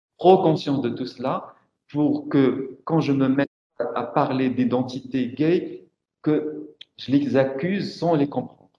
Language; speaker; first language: French; non-native, local second language; Arabic